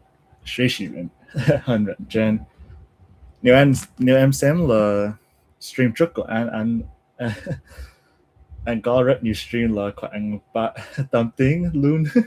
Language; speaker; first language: Vietnamese; non-native, learner; English